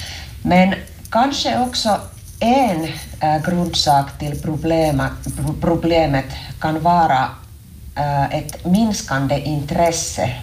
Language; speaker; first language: Swedish; non-native, local second language; Finnish